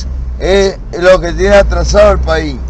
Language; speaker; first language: Portuguese; non-native, learner; Spanish